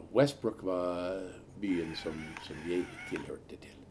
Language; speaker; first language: Norwegian; early bilingual, heritage; Norwegian